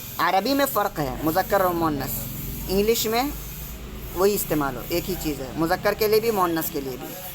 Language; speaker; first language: Urdu; native; Urdu